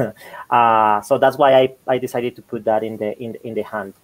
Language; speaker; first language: English; non-native, fluent; Spanish